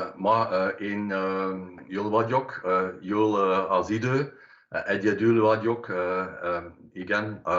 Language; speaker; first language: Hungarian; non-native, learner; Dutch